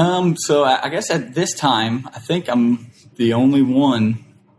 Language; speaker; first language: English; native; English